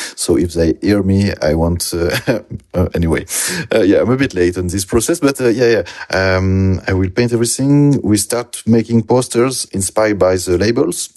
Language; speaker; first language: English; non-native, learner; French